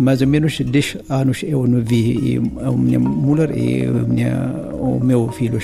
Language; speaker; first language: Portuguese; non-native, learner; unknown